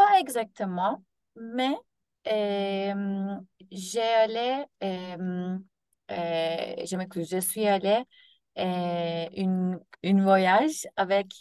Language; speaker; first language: French; non-native, learner; Turkish